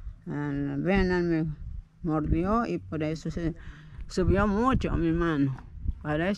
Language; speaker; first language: Spanish; non-native, local second language; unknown